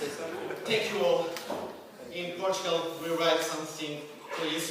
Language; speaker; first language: English; non-native, fluent; Portuguese